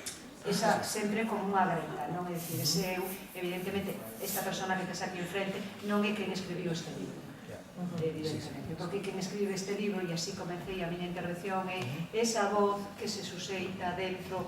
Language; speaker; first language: Galician; native; Galician